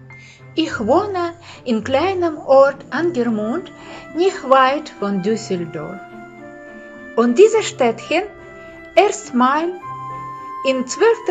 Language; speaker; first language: German; non-native, fluent; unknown